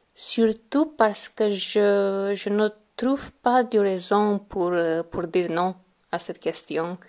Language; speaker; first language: French; non-native, fluent; Romanian